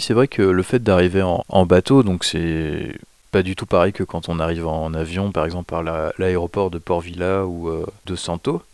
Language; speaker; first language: French; native; French